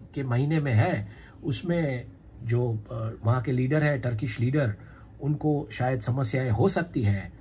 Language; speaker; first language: Hindi; non-native, local second language; Gujarati